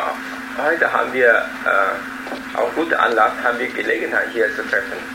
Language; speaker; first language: German; non-native, learner; Vietnamese